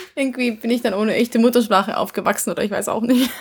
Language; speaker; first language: German; early bilingual, other home language; Hungarian